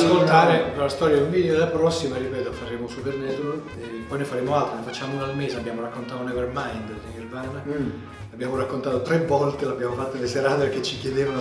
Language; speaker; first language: Italian; native; Italian